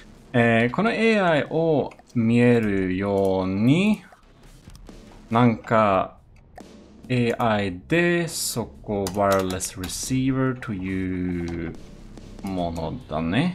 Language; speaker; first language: Japanese; non-native, learner; Swedish